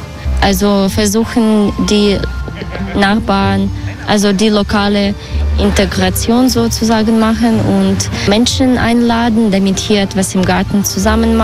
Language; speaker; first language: German; non-native, fluent; Belarusian